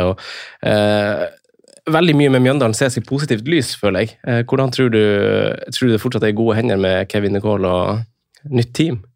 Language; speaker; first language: Norwegian; native; Norwegian